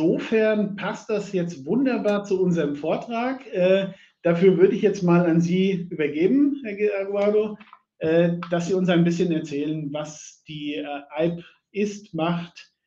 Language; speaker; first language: German; native; German